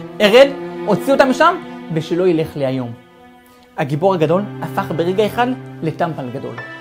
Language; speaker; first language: Hebrew; native; Hebrew